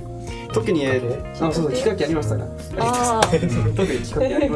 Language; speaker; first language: Japanese; non-native, learner; English